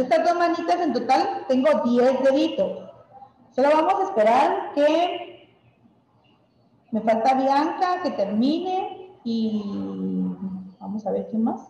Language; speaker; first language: Spanish; native; Spanish